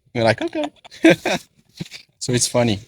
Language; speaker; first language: English; non-native, fluent; Portuguese